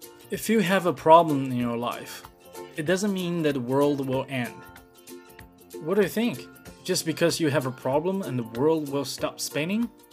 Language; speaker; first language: English; non-native, fluent; Chinese